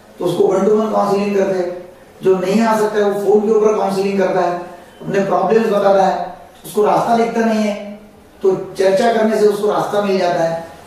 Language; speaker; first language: Hindi; non-native, local second language; Marathi